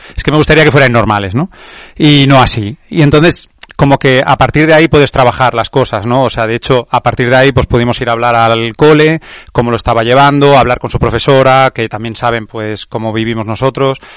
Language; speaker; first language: Spanish; non-native, local second language; Catalan